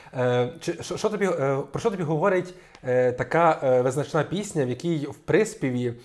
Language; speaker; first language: Ukrainian; native; Ukrainian